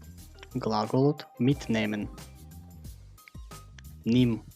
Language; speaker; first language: German; non-native, fluent; Macedonian